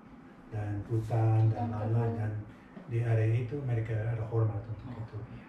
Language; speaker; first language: Indonesian; non-native, fluent; English